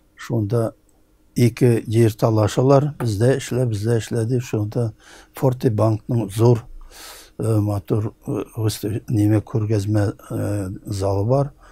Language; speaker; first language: Tatar; early bilingual, heritage; Tatar